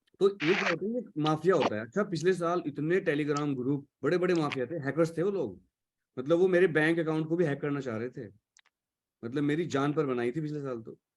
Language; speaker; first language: Hindi; native; Hindi